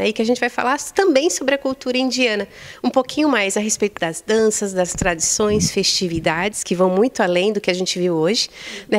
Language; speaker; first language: Portuguese; native; Portuguese